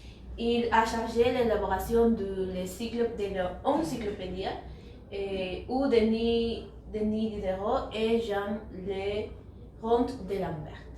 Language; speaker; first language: French; non-native, learner; Spanish